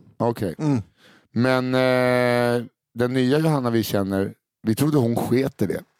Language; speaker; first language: Swedish; native; Swedish